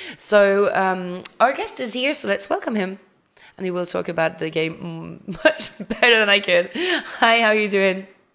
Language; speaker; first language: English; non-native, fluent; French